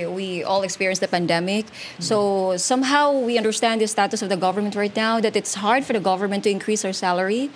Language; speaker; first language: English; non-native, local second language; Hiligaynon